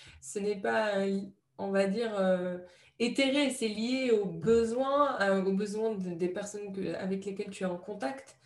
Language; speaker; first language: French; native; French